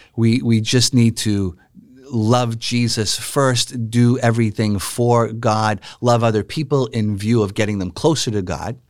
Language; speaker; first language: English; native; English